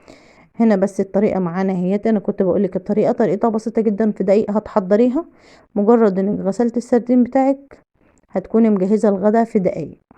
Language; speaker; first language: Arabic; native; Arabic